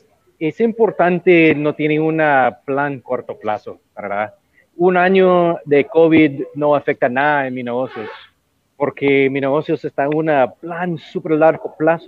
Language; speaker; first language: Spanish; non-native, learner; English